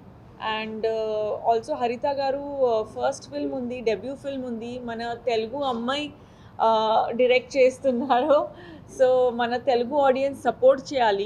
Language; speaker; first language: Telugu; non-native, learner; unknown